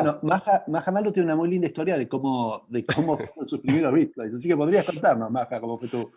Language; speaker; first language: Spanish; native; Spanish